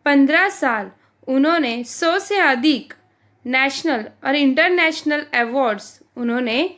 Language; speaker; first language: Hindi; non-native, local second language; Marathi